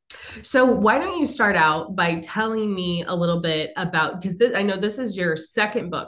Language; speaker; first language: English; native; English